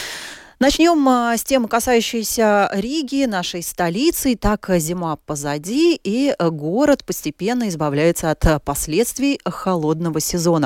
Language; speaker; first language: Russian; native; Russian